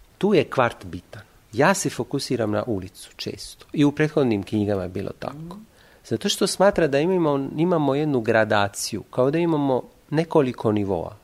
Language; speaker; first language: Serbian; non-native, fluent; Italian